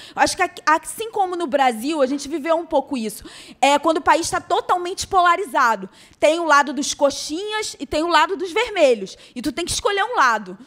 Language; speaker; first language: Portuguese; native; Portuguese